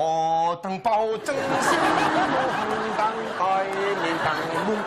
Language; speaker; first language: Indonesian; native; Indonesian